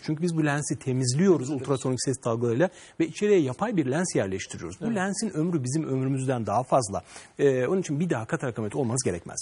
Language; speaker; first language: Turkish; native; Turkish